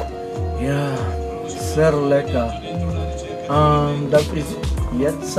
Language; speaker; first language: German; non-native, learner; Filipino